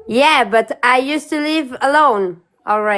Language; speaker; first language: English; non-native, learner; Portuguese